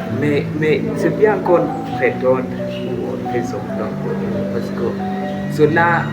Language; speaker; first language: French; non-native, learner; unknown